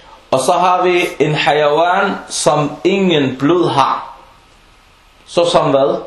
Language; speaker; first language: Danish; non-native, local second language; Arabic